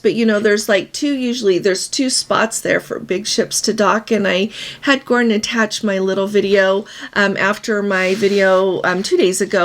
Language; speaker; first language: English; native; English